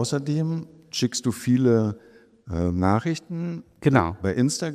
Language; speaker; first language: German; native; German